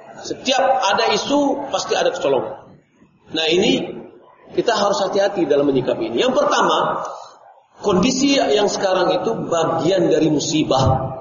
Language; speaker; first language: Indonesian; non-native, local second language; Minangkabau